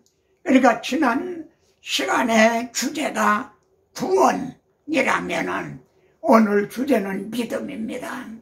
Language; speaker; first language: Korean; native; Korean